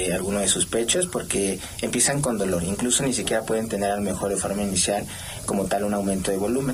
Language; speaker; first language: Spanish; native; Spanish